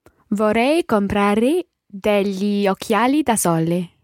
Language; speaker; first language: Italian; non-native, learner; English